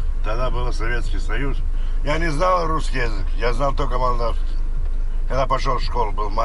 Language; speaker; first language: Russian; non-native, local second language; Romanian